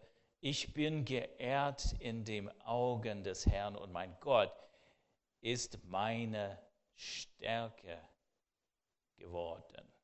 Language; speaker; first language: German; non-native, fluent; English